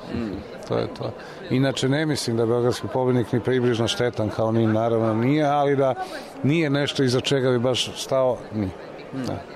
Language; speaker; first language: Serbian; native; Serbian